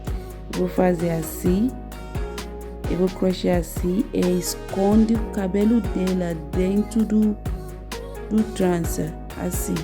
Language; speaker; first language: Portuguese; non-native, learner; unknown